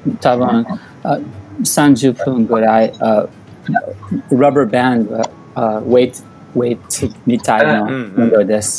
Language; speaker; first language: Japanese; non-native, learner; English